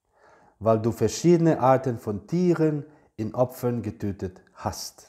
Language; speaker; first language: German; non-native, fluent; English